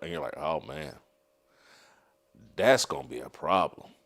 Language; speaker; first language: English; native; English